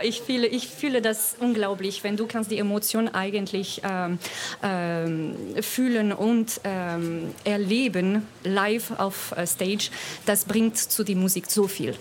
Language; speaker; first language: German; non-native, fluent; French